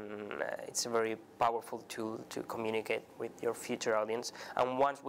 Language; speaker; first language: English; non-native, fluent; Spanish